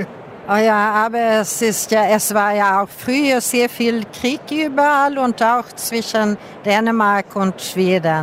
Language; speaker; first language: German; non-native, fluent; Swedish